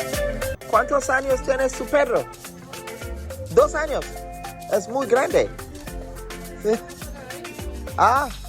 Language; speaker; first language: Spanish; non-native, learner; English